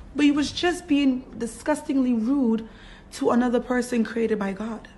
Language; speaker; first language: English; native; English